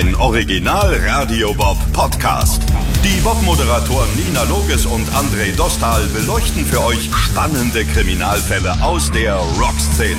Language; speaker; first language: German; native; German